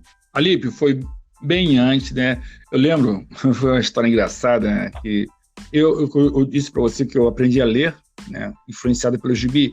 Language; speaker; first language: Portuguese; native; Portuguese